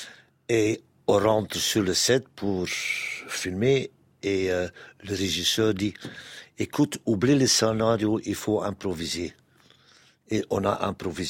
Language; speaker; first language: French; non-native, local second language; Dutch